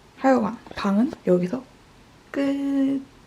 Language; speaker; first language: Korean; native; Korean